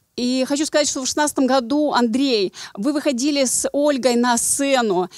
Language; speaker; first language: Russian; native; Russian